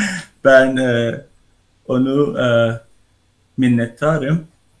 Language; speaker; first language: Turkish; non-native, learner; Persian